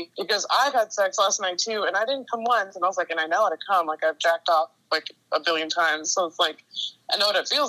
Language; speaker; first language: English; native; English